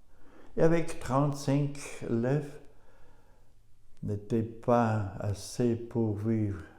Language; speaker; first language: French; non-native, learner; German